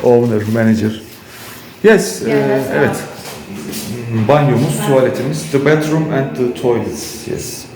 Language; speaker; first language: English; non-native, learner; Turkish